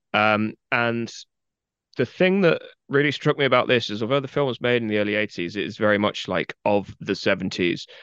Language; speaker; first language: English; native; English